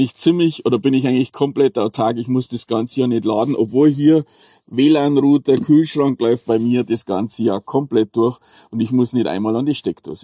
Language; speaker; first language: German; native; German